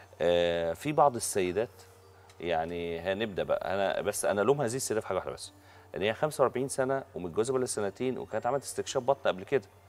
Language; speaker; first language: Egyptian Arabic; native; Egyptian Arabic